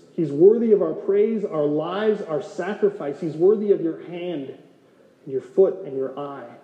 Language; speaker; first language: English; native; English